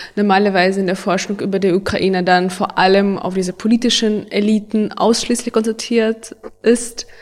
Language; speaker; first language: German; non-native, fluent; Ukrainian